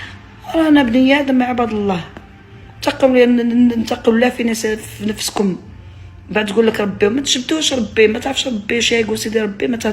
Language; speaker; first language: Arabic; native; Arabic